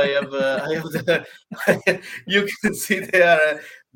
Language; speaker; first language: English; non-native, learner; Italian